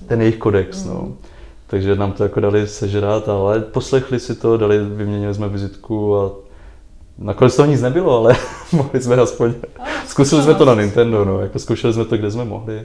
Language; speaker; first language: Czech; native; Czech